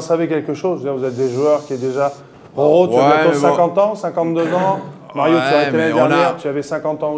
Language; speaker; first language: French; native; French